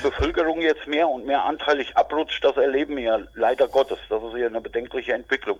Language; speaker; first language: German; native; German